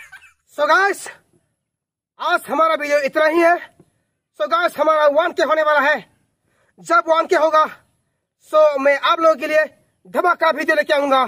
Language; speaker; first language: Hindi; non-native, local second language; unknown